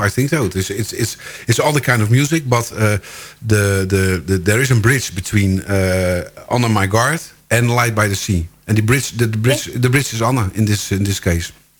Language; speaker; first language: English; non-native, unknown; Dutch